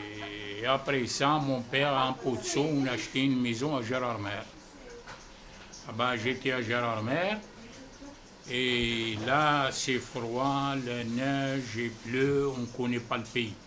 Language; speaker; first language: French; non-native, fluent; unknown